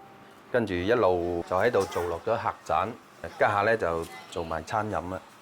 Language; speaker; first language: Chinese; native; Chinese